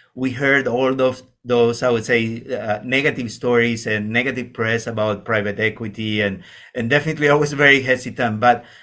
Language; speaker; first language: English; non-native, fluent; Spanish